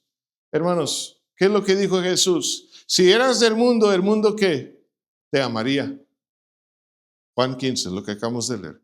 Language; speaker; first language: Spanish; non-native, fluent; English